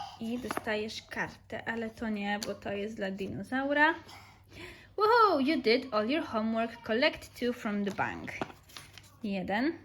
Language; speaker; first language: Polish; early bilingual, heritage; Polish